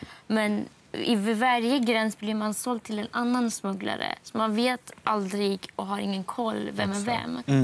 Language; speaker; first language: Swedish; non-native, fluent; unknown